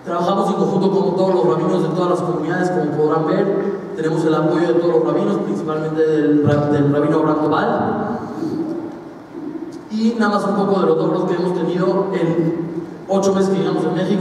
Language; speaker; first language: Spanish; native; Spanish